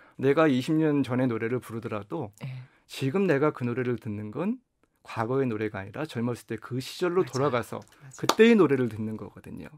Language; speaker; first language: Korean; native; Korean